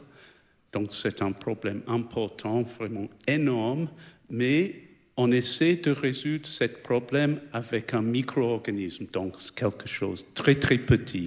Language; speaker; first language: French; non-native, fluent; English